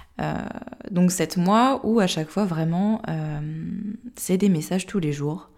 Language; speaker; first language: French; native; French